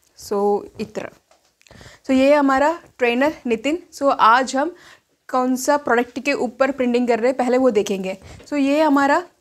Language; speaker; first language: Hindi; non-native, local second language; Telugu